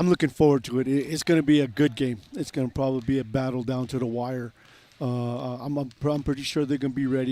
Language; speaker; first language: English; native; English